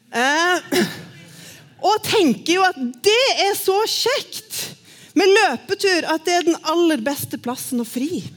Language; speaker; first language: Norwegian; native; Norwegian